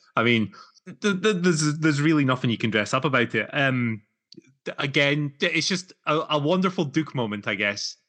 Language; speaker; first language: English; native; English